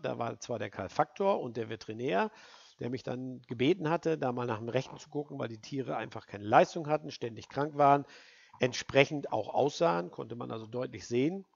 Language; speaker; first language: German; native; German